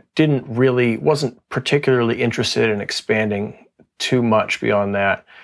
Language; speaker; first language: English; native; English